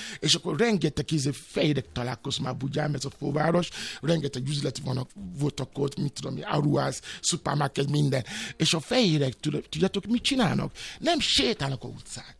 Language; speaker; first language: Hungarian; non-native, fluent; Yoruba